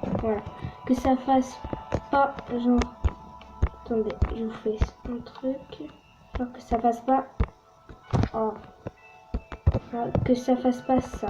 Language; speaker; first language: French; native; French